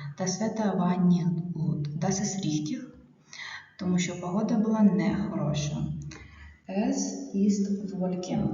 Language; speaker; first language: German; non-native, fluent; Ukrainian